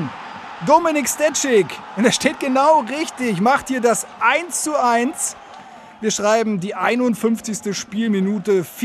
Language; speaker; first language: German; native; German